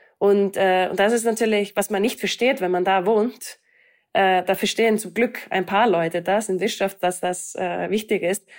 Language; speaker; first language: German; non-native, fluent; Icelandic